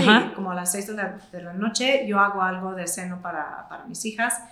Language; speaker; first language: Spanish; non-native, fluent; English